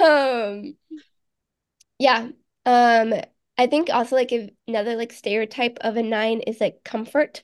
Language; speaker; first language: English; early bilingual, other home language; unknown